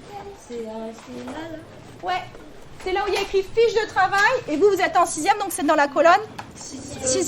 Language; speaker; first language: French; native; French